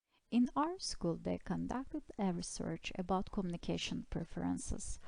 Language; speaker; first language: English; non-native, fluent; Turkish